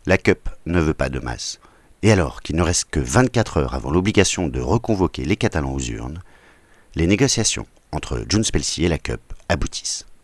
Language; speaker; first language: French; native; French